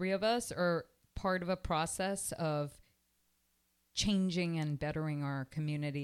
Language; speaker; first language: English; native; English